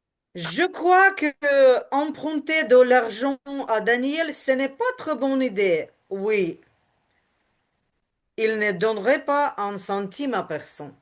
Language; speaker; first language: French; non-native, learner; Ukrainian